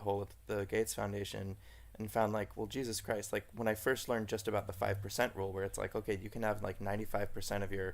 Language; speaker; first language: English; native; English